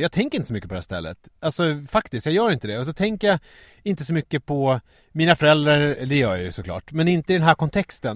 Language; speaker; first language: Swedish; native; Swedish